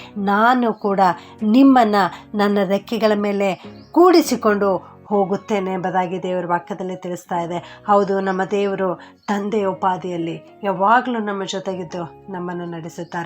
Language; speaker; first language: Kannada; native; Kannada